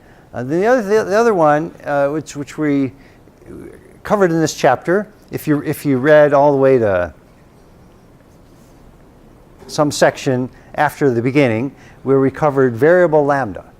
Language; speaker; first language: English; native; English